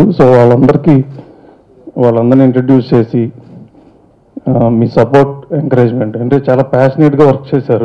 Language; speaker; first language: Telugu; native; Telugu